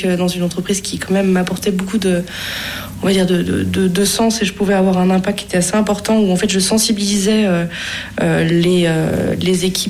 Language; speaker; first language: French; native; French